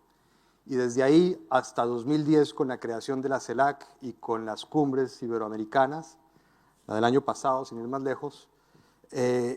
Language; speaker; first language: Spanish; native; Spanish